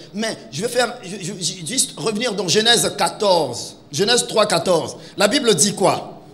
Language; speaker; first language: French; non-native, local second language; Lingala